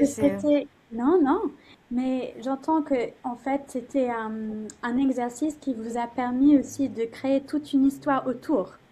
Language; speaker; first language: French; non-native, fluent; English